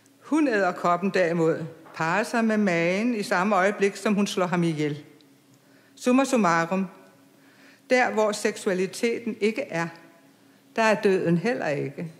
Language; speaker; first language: Danish; native; Danish